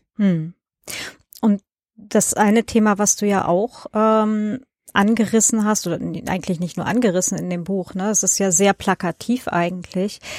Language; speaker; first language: German; native; German